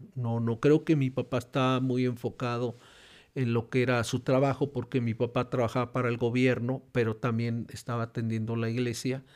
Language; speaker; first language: Spanish; native; Spanish